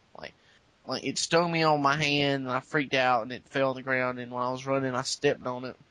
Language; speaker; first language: English; native; English